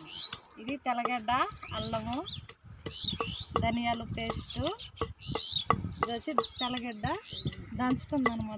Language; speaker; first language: Telugu; native; Telugu